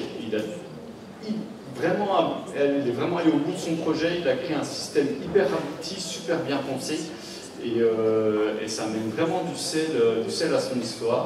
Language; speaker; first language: French; native; French